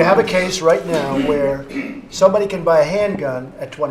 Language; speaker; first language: English; native; English